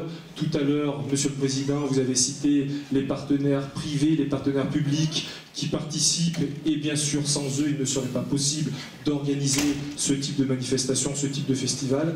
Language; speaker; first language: French; native; French